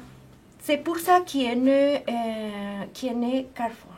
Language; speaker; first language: French; non-native, fluent; Spanish